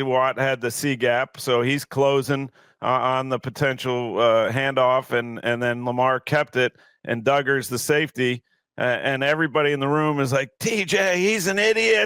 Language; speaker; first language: English; native; English